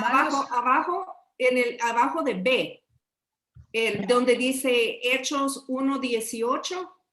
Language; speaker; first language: Spanish; early bilingual, heritage; English